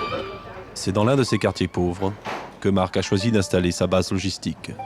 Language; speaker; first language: French; native; French